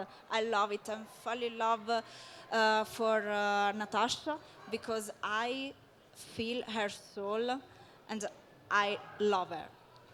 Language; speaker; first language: English; non-native, learner; Italian